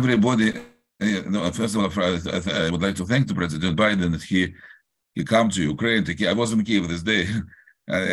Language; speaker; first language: English; non-native, learner; Russian